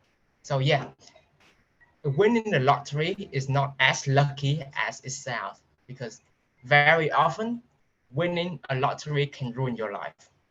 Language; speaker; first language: English; non-native, fluent; Vietnamese